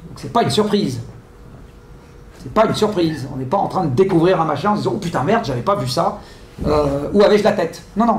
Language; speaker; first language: French; native; French